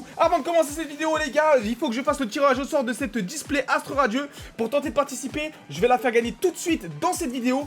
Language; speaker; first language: French; native; French